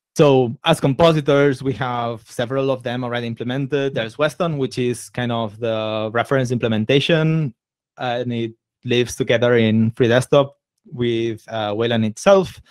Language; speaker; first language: English; non-native, fluent; Catalan